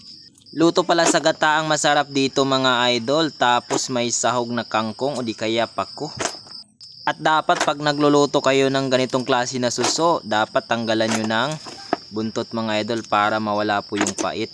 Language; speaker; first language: Filipino; native; Filipino